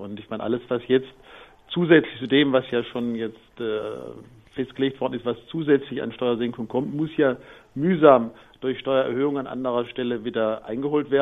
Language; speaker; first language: German; native; German